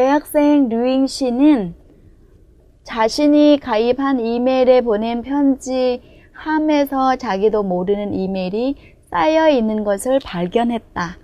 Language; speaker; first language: Korean; non-native, fluent; Vietnamese